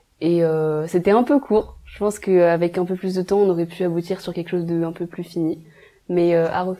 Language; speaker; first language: French; native; French